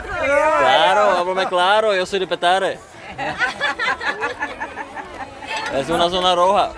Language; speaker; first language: Spanish; non-native, learner; Czech